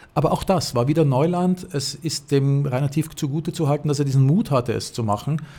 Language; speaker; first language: German; native; German